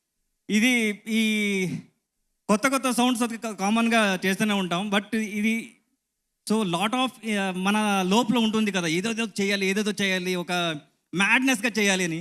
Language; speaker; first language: Telugu; non-native, learner; Kannada